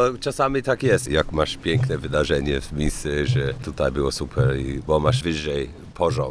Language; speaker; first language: Polish; non-native, learner; English